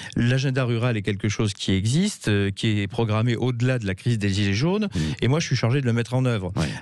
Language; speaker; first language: French; native; French